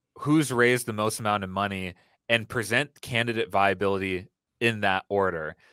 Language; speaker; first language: English; native; English